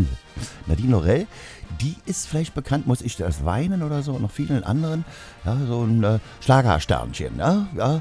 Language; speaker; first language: German; native; German